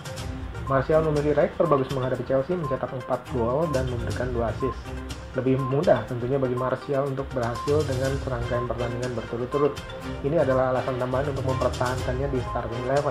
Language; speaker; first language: Indonesian; native; Indonesian